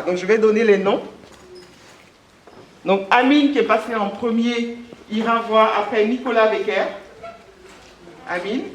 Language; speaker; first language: French; native; French